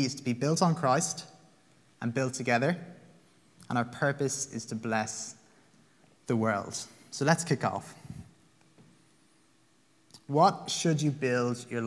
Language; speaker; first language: English; native; English